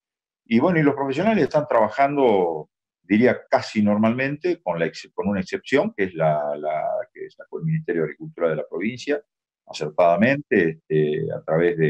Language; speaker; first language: Spanish; native; Spanish